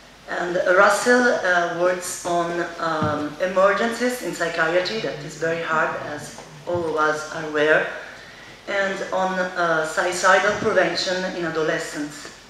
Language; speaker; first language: English; non-native, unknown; Italian